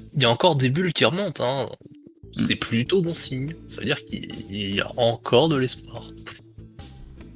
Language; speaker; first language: French; native; French